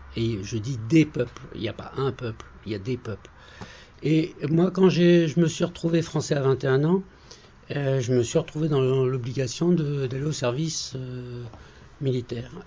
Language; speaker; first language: French; native; French